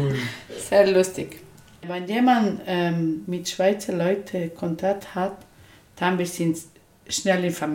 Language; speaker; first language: German; non-native, learner; Spanish